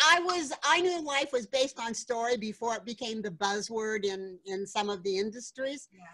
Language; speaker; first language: English; native; English